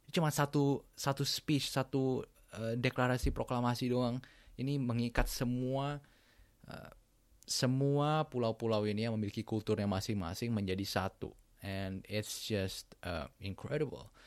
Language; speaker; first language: Indonesian; native; Indonesian